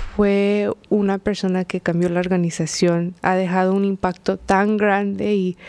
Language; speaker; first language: Spanish; early bilingual, heritage; Spanish